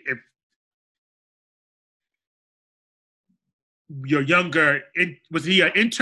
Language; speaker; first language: English; native; English